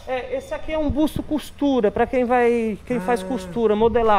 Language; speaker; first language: Portuguese; native; Portuguese